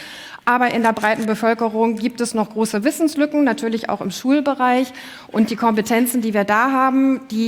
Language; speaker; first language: German; native; German